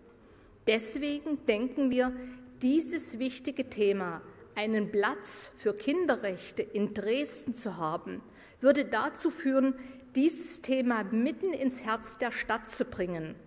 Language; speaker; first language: German; native; German